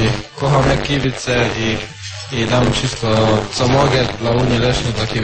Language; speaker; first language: Polish; non-native, learner; Croatian